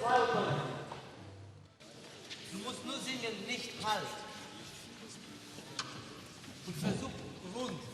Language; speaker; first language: German; non-native, fluent; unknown